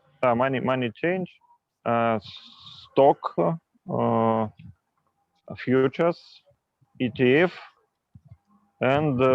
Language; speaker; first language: English; non-native, local second language; Russian